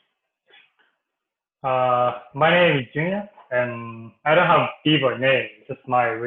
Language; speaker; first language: English; non-native, learner; Japanese